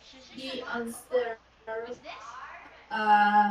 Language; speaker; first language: English; non-native, learner; Vietnamese